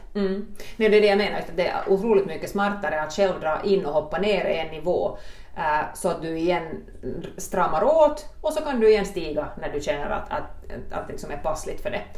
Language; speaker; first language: Swedish; native; Swedish